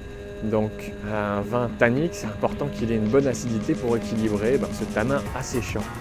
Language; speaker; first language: French; native; French